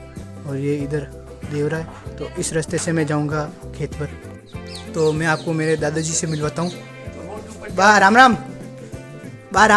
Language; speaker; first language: Hindi; non-native, local second language; Rajasthani